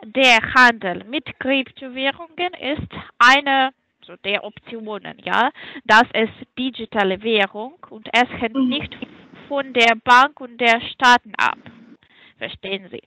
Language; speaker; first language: German; non-native, fluent; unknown